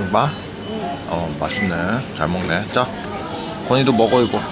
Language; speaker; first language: Korean; native; Korean